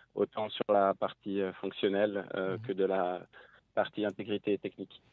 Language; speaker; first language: French; native; French